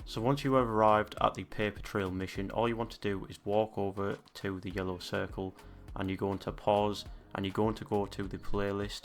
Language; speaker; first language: English; native; English